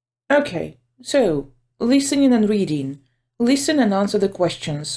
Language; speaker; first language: English; non-native, fluent; Ukrainian